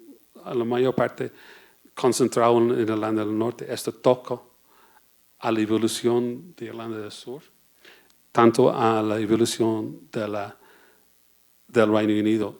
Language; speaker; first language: Spanish; non-native, fluent; English